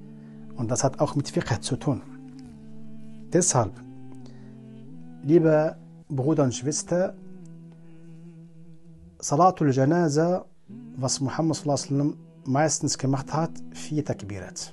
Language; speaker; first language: German; non-native, learner; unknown